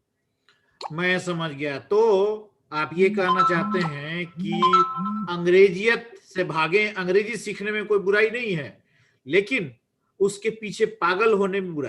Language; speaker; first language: Hindi; native; Hindi